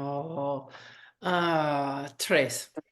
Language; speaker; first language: Spanish; non-native, learner; English